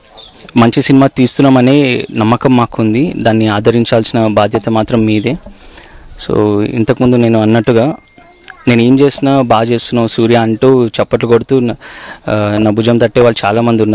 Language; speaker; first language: Telugu; native; Telugu